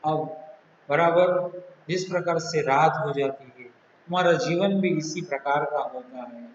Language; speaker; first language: Hindi; non-native, local second language; Gujarati